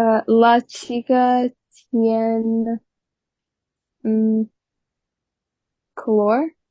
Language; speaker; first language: Spanish; non-native, learner; English